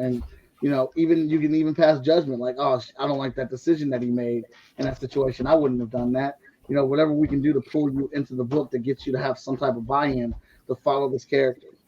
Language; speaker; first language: English; native; English